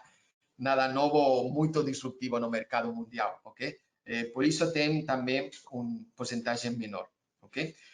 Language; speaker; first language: Portuguese; non-native, learner; Spanish